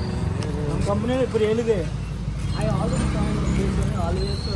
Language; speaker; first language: Kannada; non-native, learner; Telugu